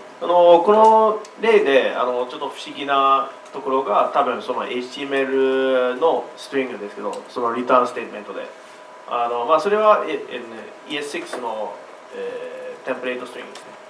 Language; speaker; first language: Japanese; non-native, learner; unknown